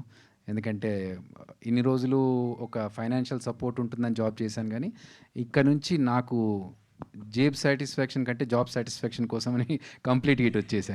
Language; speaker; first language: Telugu; native; Telugu